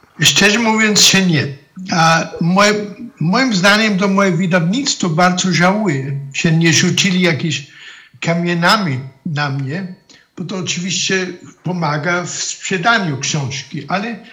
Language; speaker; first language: Polish; non-native, fluent; German